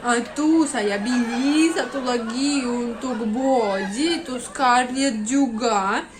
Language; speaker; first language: Indonesian; non-native, learner; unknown